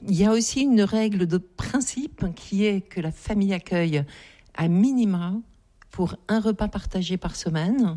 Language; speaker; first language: French; native; French